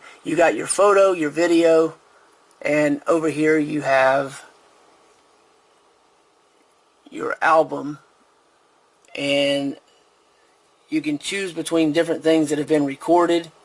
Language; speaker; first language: English; native; English